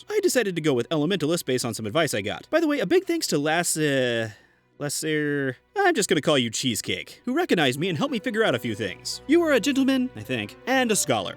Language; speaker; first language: English; native; English